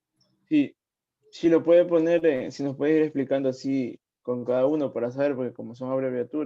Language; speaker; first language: Spanish; native; Spanish